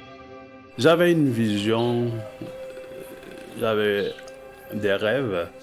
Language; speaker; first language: French; non-native, local second language; Haitian Creole